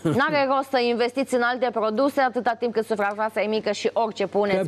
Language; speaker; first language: Romanian; native; Romanian